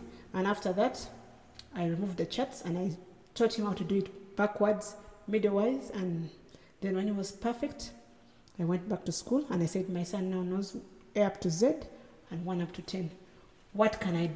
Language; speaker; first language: English; non-native, local second language; Acoli